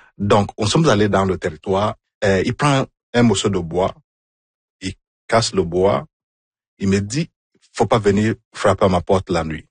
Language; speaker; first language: French; non-native, fluent; Igbo